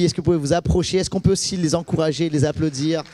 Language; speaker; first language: French; native; French